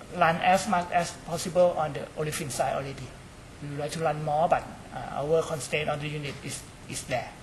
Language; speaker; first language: English; non-native, learner; Thai